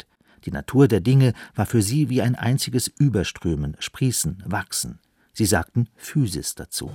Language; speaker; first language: German; native; German